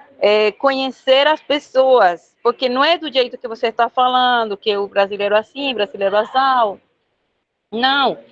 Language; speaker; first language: Portuguese; non-native, fluent; Spanish